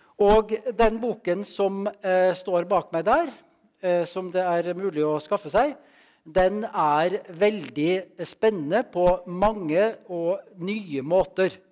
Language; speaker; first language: Norwegian; native; Norwegian